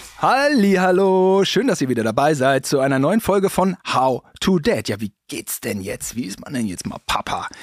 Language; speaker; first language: German; native; German